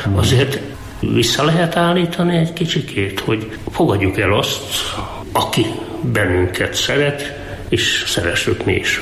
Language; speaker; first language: Hungarian; native; Hungarian